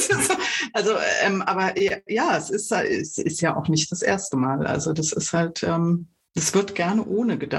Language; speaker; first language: German; native; German